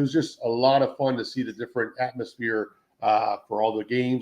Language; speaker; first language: English; native; English